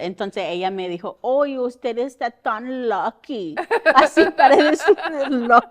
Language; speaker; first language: Spanish; early bilingual, heritage; Spanish